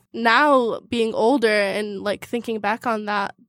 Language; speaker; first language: English; early bilingual, heritage; Arabic